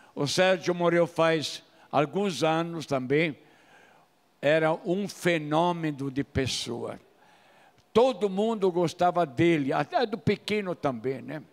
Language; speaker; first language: Portuguese; non-native, fluent; Italian